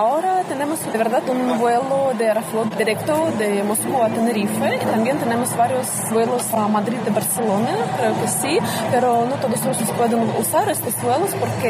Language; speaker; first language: Spanish; non-native, learner; Russian